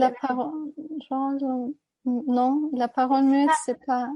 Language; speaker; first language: French; non-native, fluent; Turkish